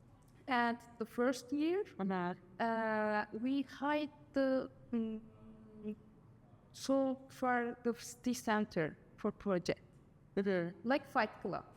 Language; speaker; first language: English; non-native, learner; Turkish